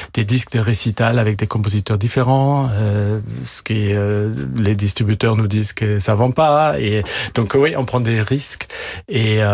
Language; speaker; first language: French; non-native, fluent; German